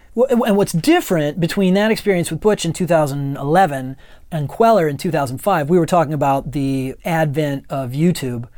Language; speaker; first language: English; native; English